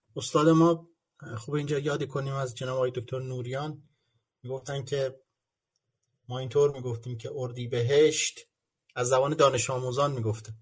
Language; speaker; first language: Persian; native; Persian